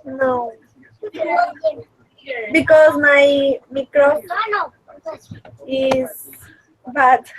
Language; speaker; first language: English; non-native, learner; Spanish